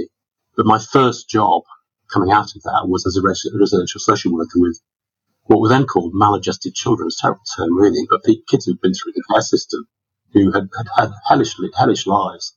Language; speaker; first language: English; native; English